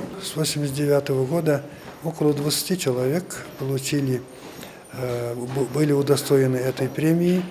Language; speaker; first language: Russian; native; Russian